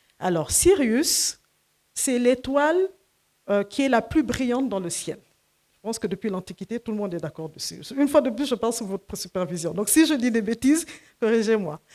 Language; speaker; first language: French; non-native, local second language; Fula